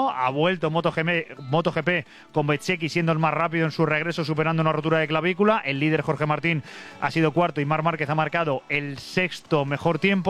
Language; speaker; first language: Spanish; native; Spanish